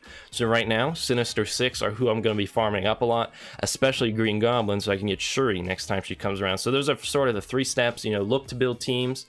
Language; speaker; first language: English; native; English